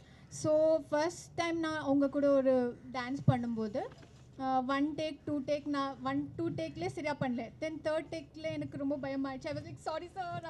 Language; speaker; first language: Tamil; non-native, learner; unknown